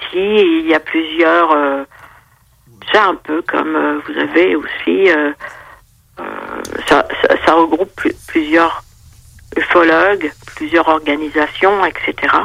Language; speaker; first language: French; native; French